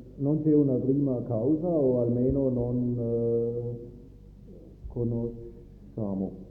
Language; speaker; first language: Italian; non-native, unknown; German